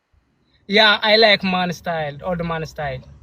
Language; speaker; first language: English; non-native, learner; Amharic